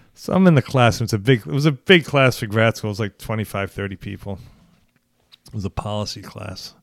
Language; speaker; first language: English; native; English